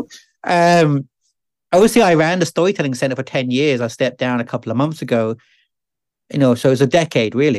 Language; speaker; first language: English; native; English